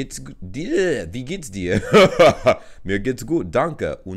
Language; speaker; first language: German; non-native, learner; English